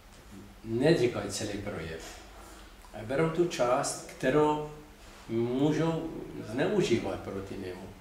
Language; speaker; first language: Czech; non-native, fluent; Persian